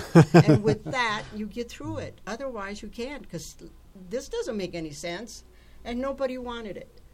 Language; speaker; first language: English; early bilingual, other home language; Italian